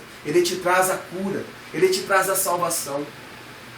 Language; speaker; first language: Portuguese; native; Portuguese